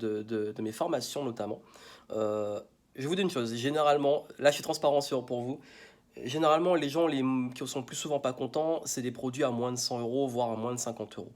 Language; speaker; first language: French; native; French